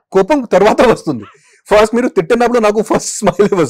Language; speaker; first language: Telugu; non-native, fluent; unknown